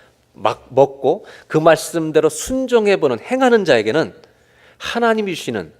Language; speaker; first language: Korean; native; Korean